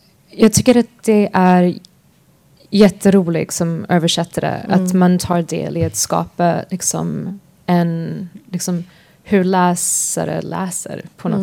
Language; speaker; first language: Swedish; non-native, fluent; English